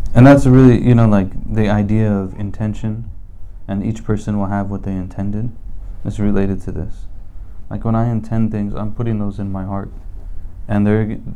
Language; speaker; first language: English; native; English